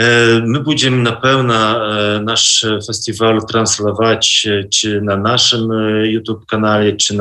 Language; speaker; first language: Polish; non-native, learner; Belarusian